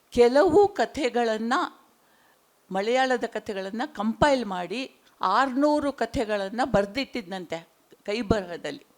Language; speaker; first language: Kannada; non-native, local second language; Konkani